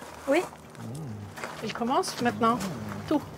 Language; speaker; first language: French; non-native, learner; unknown